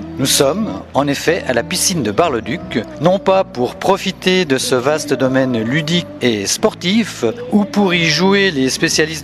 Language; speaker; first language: French; native; French